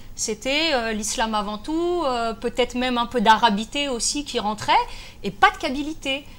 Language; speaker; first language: French; native; French